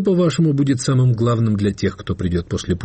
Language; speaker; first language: Russian; native; Russian